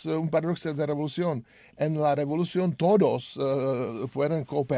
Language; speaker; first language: Spanish; non-native, learner; Czech